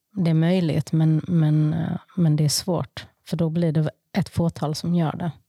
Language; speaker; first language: Swedish; early bilingual, other home language; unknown